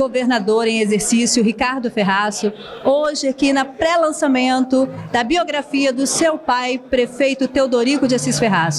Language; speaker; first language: Portuguese; native; Portuguese